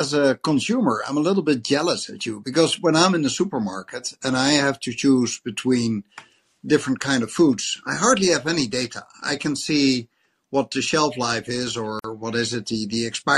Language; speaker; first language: English; non-native, fluent; Dutch